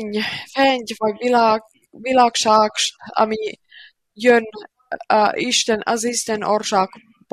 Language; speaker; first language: Hungarian; non-native, learner; Finnish